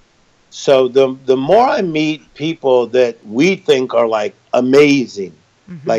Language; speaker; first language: English; native; English